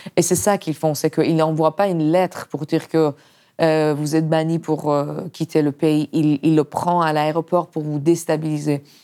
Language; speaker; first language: French; non-native, fluent; Persian